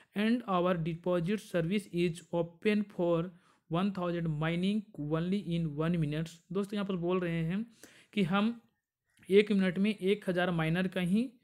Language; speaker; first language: Hindi; native; Hindi